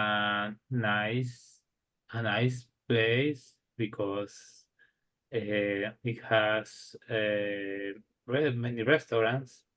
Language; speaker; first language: English; non-native, learner; Spanish